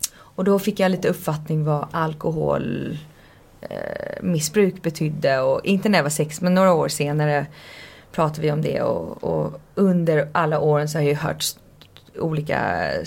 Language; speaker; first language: Swedish; early bilingual, heritage; Swedish